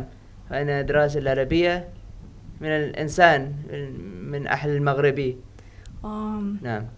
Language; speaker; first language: Arabic; non-native, learner; Indonesian